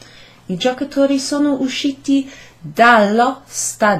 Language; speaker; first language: Italian; non-native, fluent; English